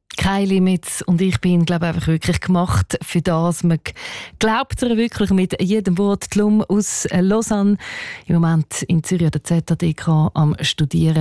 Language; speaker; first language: German; native; German